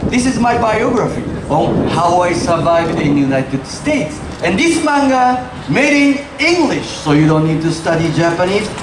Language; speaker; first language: English; non-native, fluent; Japanese